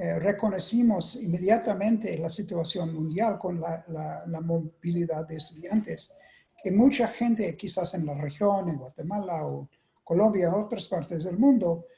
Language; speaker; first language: Spanish; non-native, fluent; English